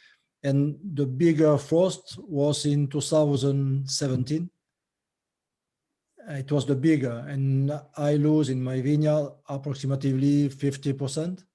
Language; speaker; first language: English; non-native, learner; French